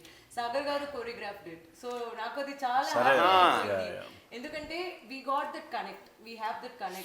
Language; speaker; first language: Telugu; non-native, learner; Tamil